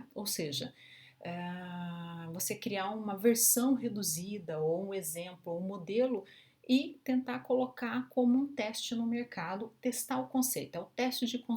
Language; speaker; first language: Portuguese; native; Portuguese